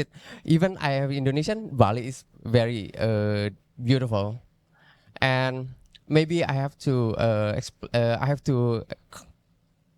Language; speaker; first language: English; non-native, learner; Indonesian